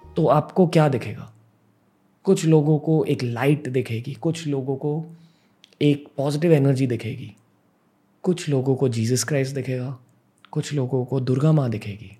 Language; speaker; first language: Hindi; non-native, local second language; English